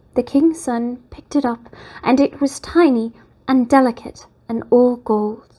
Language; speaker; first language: English; native; English